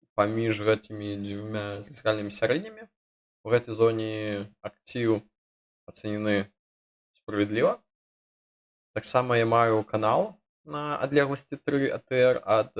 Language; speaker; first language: Belarusian; non-native, local second language; Russian